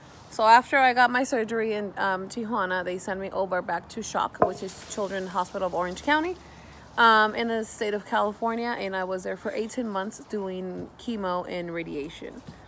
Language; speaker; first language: English; early bilingual, other home language; Spanish